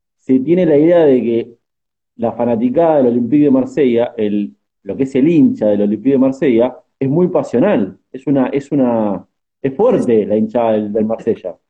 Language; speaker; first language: Spanish; native; Spanish